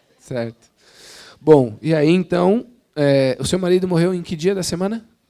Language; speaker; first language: Portuguese; native; Portuguese